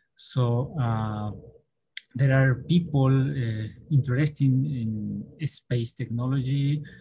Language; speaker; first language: English; non-native, learner; Spanish